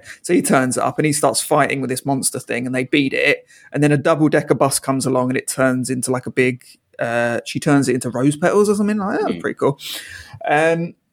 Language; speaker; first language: English; native; English